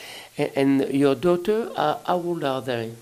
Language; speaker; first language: English; non-native, learner; French